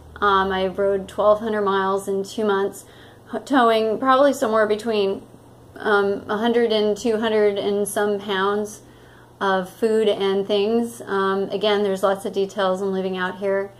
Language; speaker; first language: English; native; English